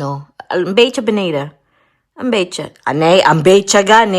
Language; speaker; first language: Dutch; non-native, learner; Cebuano